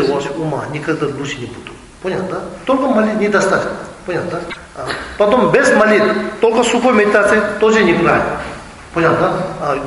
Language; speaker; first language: Russian; non-native, learner; Tibetan